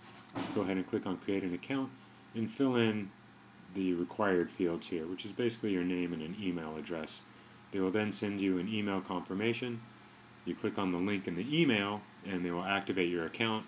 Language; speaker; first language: English; native; English